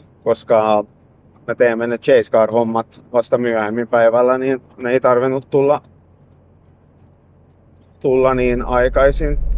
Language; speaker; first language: Finnish; non-native, fluent; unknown